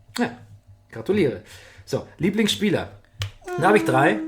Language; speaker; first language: German; native; German